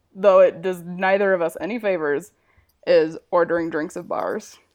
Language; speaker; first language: English; native; English